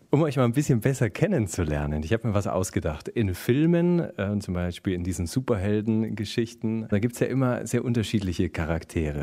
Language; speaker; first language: German; native; German